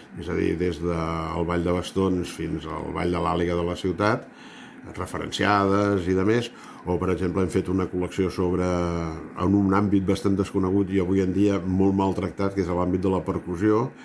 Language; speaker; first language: Catalan; native; Catalan